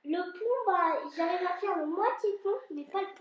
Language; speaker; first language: French; native; French